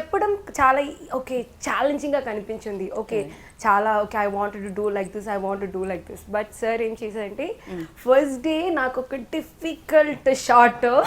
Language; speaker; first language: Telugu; non-native, learner; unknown